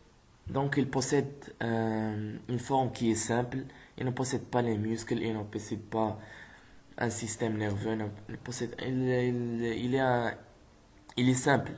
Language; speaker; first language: French; non-native, local second language; Arabic